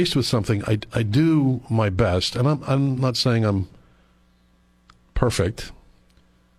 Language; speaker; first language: English; native; English